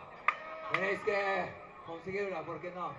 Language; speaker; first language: Spanish; non-native, learner; Japanese